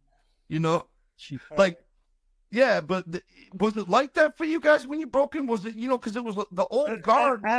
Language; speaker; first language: English; native; English